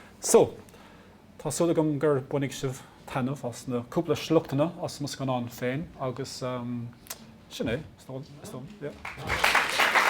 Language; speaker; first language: Irish; non-native, local second language; English